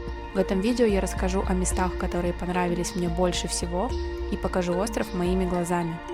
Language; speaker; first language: Russian; native; Russian